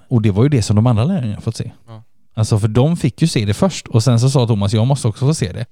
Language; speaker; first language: Swedish; native; Swedish